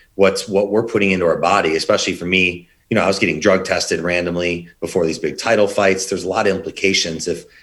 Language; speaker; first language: English; native; English